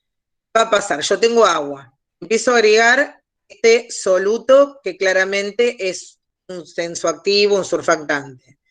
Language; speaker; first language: Spanish; native; Spanish